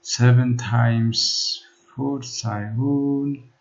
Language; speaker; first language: English; non-native, local second language; Amharic